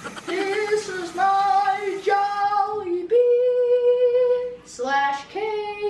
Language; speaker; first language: English; native; English